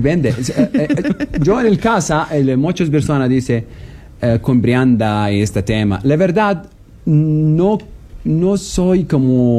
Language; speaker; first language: Spanish; non-native, learner; Arabic